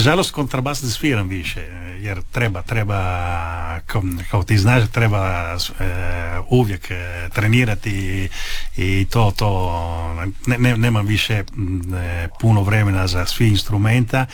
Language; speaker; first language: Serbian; early bilingual, heritage; Italian